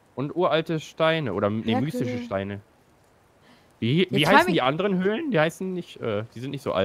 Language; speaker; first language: German; native; German